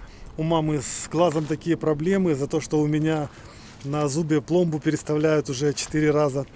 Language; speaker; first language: Russian; native; Russian